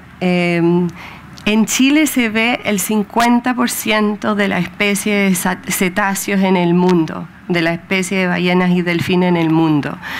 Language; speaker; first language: Spanish; non-native, fluent; English